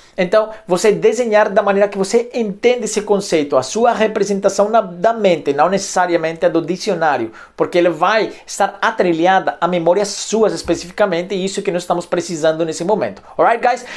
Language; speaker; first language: Portuguese; non-native, fluent; Spanish